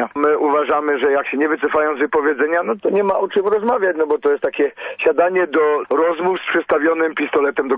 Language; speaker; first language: Polish; native; Polish